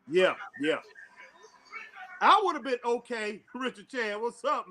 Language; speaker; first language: English; native; English